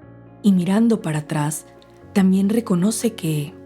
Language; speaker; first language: Spanish; native; Spanish